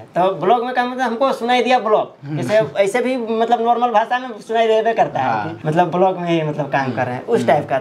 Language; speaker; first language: Hindi; native; Hindi